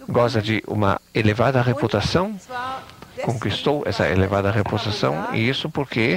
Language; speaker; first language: Portuguese; non-native, fluent; German